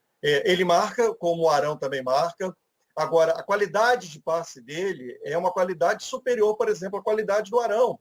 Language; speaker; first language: Portuguese; native; Portuguese